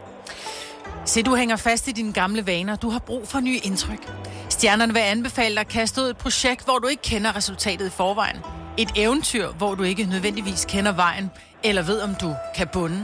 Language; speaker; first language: Danish; native; Danish